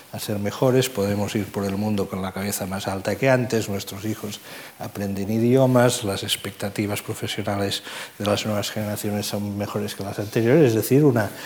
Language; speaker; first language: Spanish; non-native, local second language; Catalan